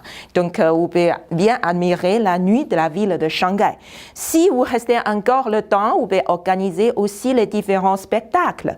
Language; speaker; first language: French; non-native, fluent; Chinese